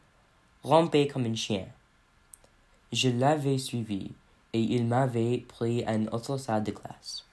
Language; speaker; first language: French; non-native, learner; English